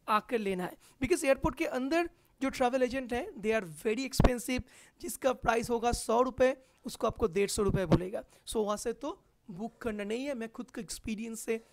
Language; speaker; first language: Hindi; non-native, local second language; Bangla